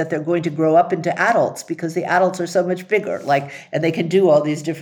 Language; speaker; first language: English; native; English